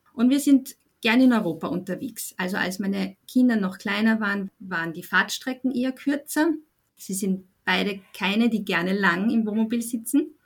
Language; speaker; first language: German; native; German